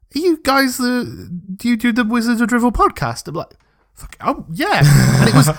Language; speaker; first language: English; native; English